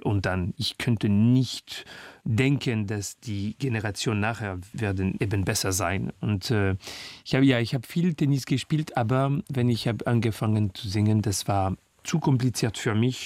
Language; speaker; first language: German; non-native, fluent; French